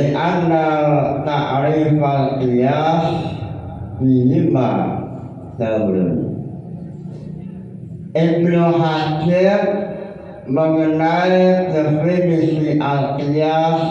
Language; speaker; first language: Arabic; non-native, fluent; Javanese